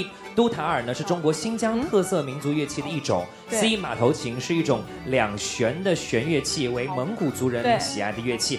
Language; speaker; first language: Chinese; native; Chinese